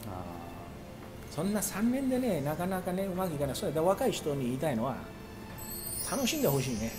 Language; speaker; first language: Japanese; non-native, fluent; Italian